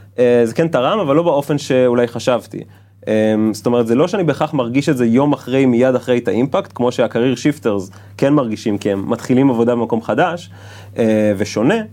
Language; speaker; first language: Hebrew; native; Hebrew